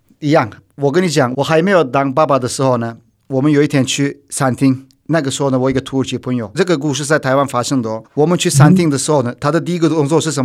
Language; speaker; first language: Chinese; non-native, fluent; Turkish